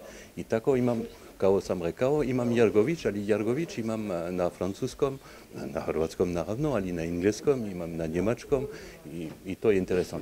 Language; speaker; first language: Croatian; non-native, learner; French